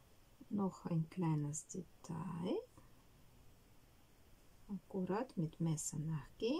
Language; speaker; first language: German; non-native, learner; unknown